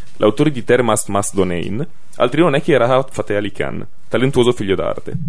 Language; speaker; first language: Italian; native; Italian